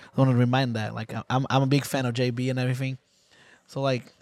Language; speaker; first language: English; non-native, fluent; Portuguese